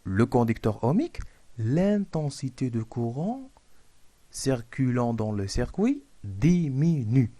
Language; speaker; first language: French; non-native, local second language; Arabic